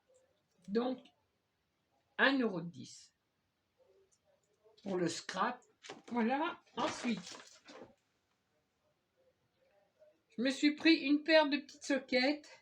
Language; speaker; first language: French; native; French